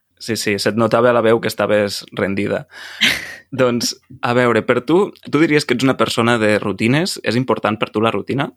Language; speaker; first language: Catalan; native; Catalan